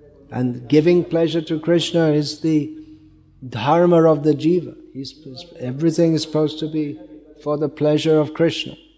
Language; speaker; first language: English; native; English